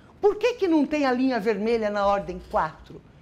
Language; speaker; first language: Portuguese; native; Portuguese